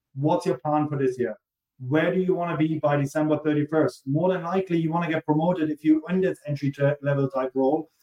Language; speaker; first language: English; non-native, fluent; German